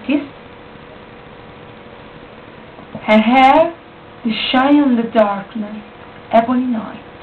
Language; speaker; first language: English; non-native, learner; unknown